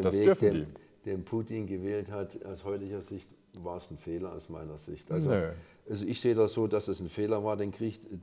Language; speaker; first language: German; native; German